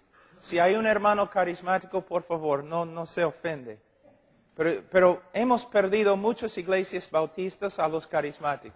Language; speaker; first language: Spanish; non-native, fluent; English